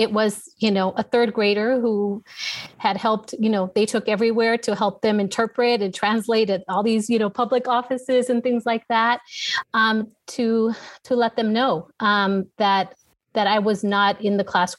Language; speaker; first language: English; native; English